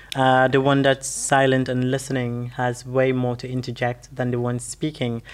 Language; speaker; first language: English; non-native, local second language; Wolof